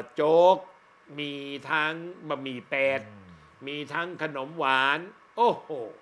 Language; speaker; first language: Thai; native; Thai